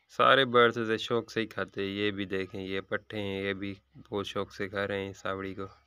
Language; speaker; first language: Urdu; non-native, local second language; Sindhi